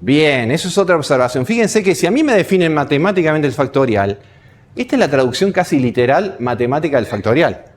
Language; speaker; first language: Spanish; native; Spanish